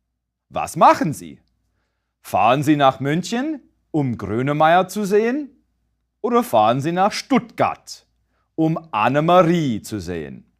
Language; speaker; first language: German; non-native, fluent; English